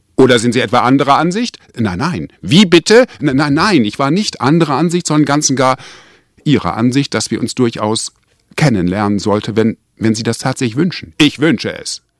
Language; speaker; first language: German; native; German